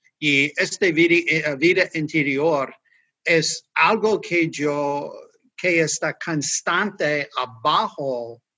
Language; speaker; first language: Spanish; non-native, learner; English